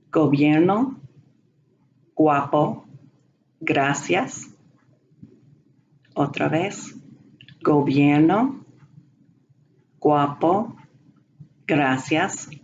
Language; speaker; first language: Spanish; non-native, fluent; English